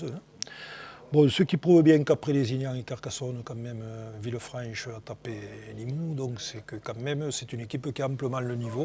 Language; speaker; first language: French; native; French